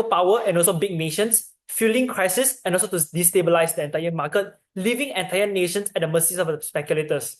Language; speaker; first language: English; non-native, learner; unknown